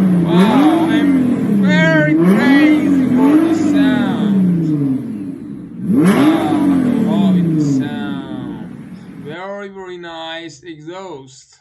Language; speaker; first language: English; non-native, learner; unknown